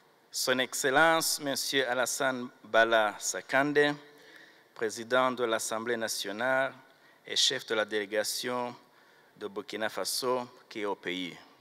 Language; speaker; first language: French; non-native, local second language; Kinyarwanda